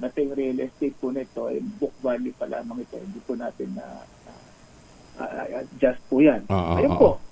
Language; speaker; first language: Filipino; native; Filipino